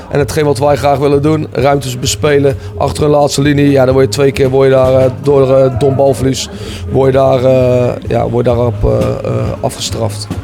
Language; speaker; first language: Dutch; native; Dutch